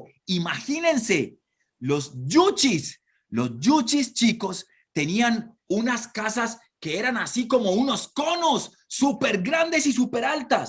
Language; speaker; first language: Spanish; native; Spanish